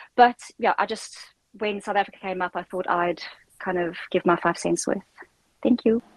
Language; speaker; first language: English; native; English